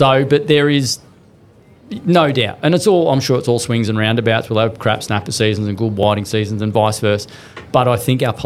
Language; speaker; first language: English; native; English